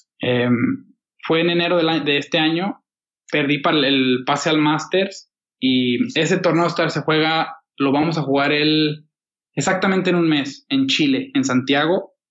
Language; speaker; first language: Spanish; native; Spanish